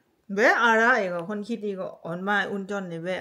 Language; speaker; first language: Korean; non-native, learner; Lao